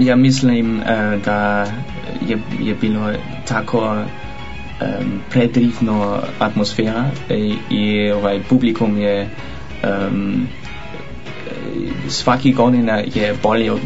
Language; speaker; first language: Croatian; non-native, learner; Dutch